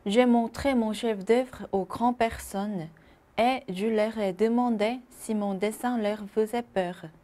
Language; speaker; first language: French; non-native, fluent; Korean